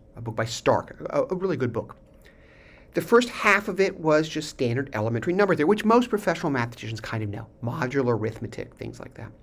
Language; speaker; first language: English; native; English